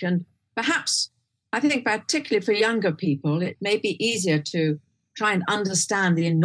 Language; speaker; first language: English; native; English